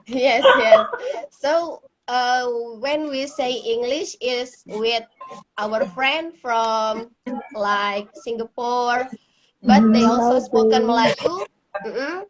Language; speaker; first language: English; non-native, learner; Indonesian